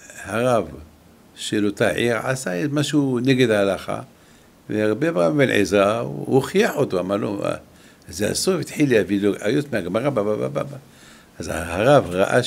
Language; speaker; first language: Hebrew; non-native, fluent; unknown